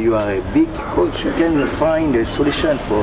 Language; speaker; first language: English; non-native, learner; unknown